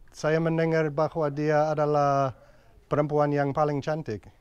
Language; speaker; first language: Indonesian; non-native, learner; English